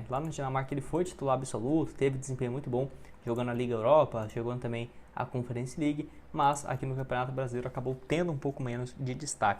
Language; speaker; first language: Portuguese; native; Portuguese